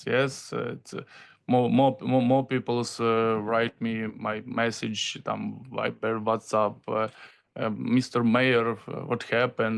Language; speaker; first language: English; non-native, learner; Ukrainian